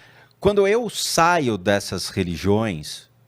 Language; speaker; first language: Portuguese; native; Portuguese